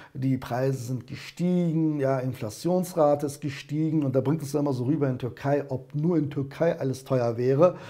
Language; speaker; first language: German; early bilingual, other home language; Turkish